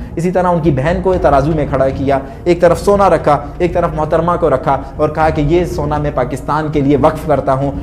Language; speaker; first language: Urdu; non-native, local second language; Pashto